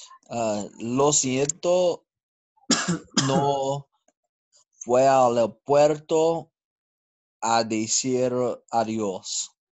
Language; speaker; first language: Spanish; non-native, learner; English